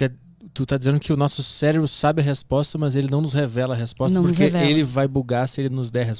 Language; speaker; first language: Portuguese; native; Portuguese